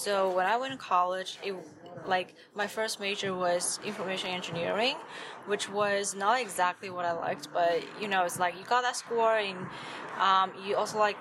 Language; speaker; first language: English; non-native, fluent; Chinese